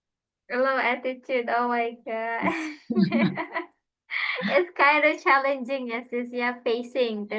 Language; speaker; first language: English; non-native, fluent; Indonesian